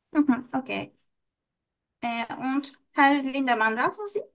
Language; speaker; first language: German; non-native, learner; Turkish